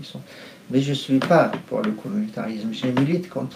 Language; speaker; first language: French; non-native, fluent; Arabic